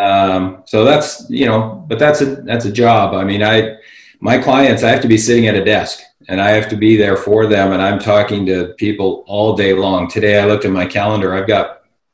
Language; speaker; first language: English; native; English